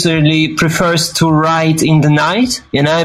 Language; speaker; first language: English; non-native, fluent; Ukrainian